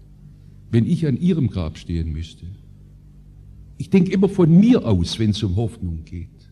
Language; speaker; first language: German; native; German